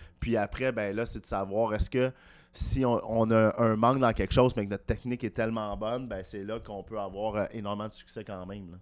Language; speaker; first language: French; native; French